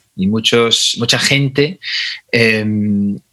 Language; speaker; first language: Spanish; non-native, fluent; English